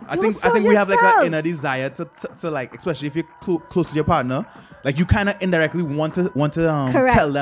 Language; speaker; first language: English; native; English